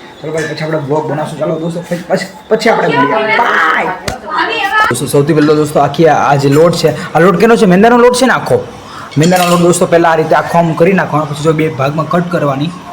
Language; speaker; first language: Gujarati; native; Gujarati